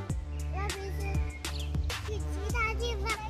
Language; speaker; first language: Chinese; early bilingual, heritage; Chinese